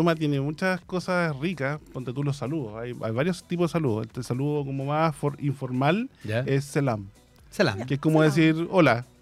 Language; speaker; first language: Spanish; native; Spanish